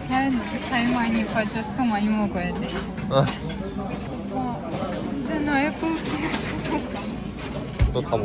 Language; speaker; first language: Korean; non-native, learner; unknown